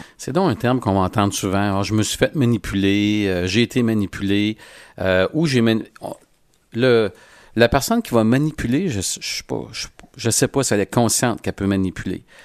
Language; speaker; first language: French; native; French